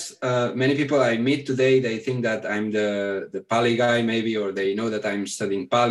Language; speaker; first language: English; non-native, fluent; Catalan